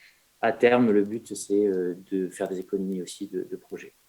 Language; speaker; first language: French; native; French